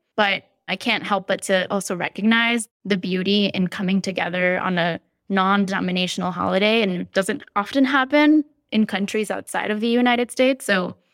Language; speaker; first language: English; early bilingual, other home language; Spanish